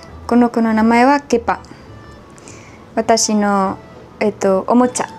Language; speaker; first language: Japanese; non-native, learner; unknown